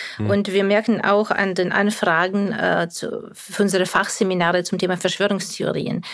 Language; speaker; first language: German; non-native, fluent; Russian